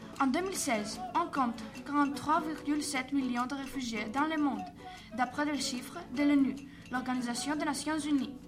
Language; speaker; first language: French; non-native, learner; Greek